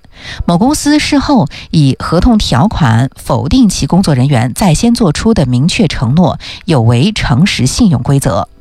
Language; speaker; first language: Chinese; native; Chinese